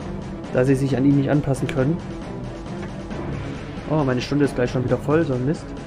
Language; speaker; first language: German; native; German